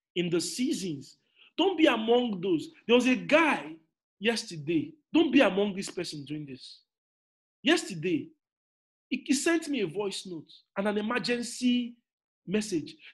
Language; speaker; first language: English; non-native, local second language; Igbo